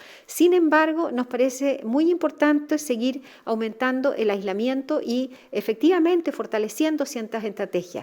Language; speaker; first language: Spanish; native; Spanish